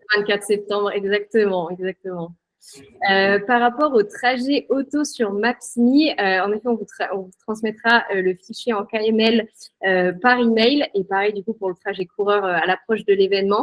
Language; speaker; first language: French; native; French